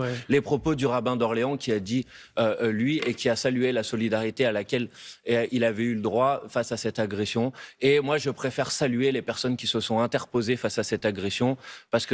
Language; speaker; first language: French; native; French